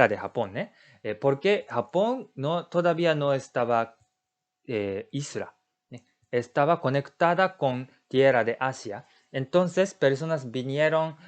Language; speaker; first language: Spanish; non-native, learner; Japanese